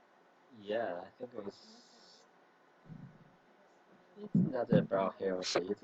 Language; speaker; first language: English; non-native, learner; Chinese